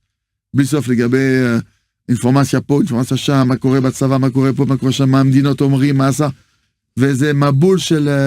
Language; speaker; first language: Hebrew; non-native, fluent; French